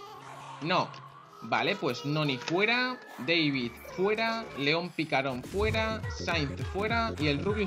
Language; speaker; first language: Spanish; native; Spanish